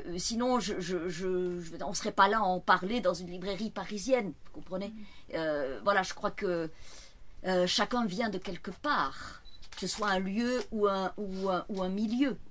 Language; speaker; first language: French; native; French